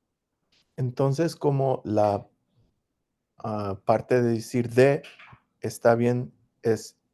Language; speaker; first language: Spanish; early bilingual, heritage; English